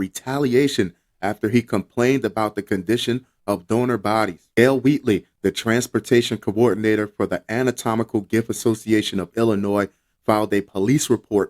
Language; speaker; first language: English; native; English